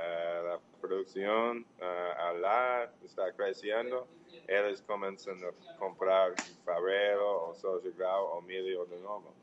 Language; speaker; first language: Portuguese; non-native, learner; English